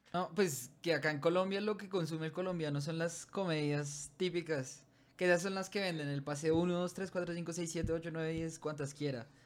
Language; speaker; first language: Spanish; native; Spanish